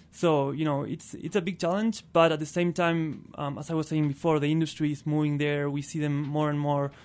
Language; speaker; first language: English; non-native, fluent; Spanish